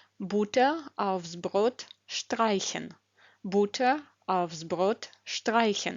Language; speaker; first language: German; non-native, fluent; Ukrainian